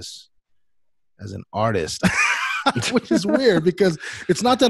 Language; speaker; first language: English; non-native, fluent; Samoan